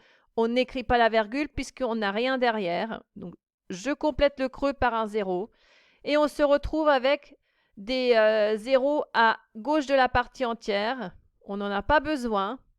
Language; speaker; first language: French; native; French